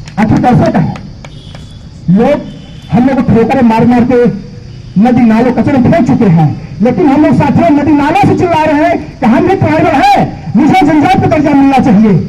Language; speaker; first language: Hindi; native; Hindi